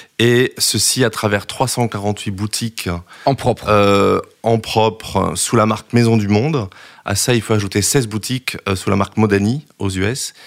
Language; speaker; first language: French; native; French